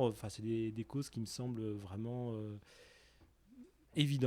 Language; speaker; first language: French; native; French